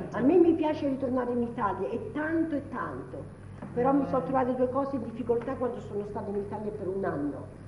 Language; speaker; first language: Italian; native; Italian